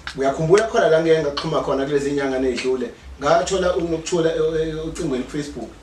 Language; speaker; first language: Zulu; native; Zulu